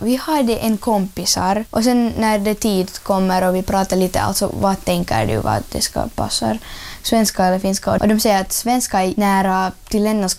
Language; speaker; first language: Swedish; non-native, learner; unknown